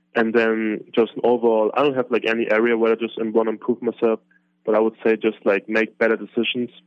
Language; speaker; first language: English; non-native, fluent; German